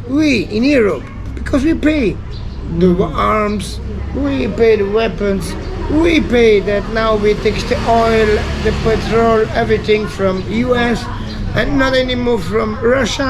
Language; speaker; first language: English; non-native, learner; Italian